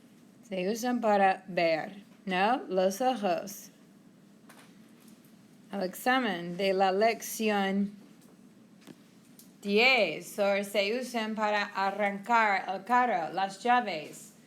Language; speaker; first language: Spanish; non-native, fluent; English